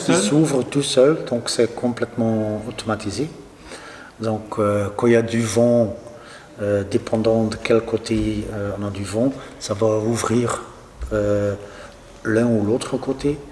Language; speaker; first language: French; non-native, local second language; Dutch